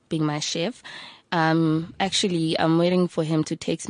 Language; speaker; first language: English; non-native, local second language; Tswana